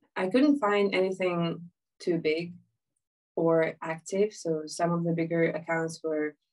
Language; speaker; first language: English; non-native, fluent; Ukrainian